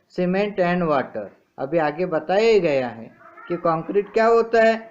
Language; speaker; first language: Hindi; non-native, local second language; Marathi